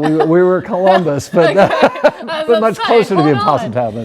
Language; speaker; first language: English; native; English